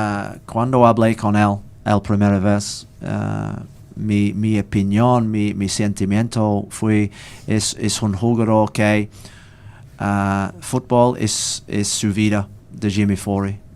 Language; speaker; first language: Spanish; non-native, learner; English